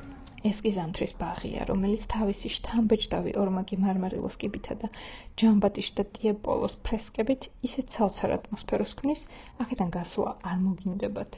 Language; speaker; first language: Georgian; native; Georgian